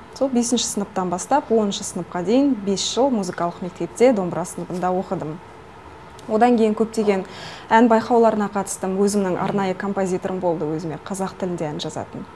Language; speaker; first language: Kazakh; non-native, local second language; Russian